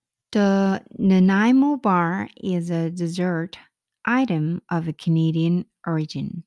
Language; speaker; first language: English; non-native, fluent; Korean